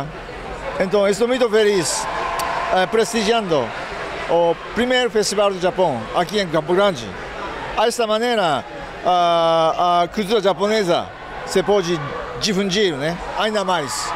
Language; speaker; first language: Portuguese; non-native, fluent; Japanese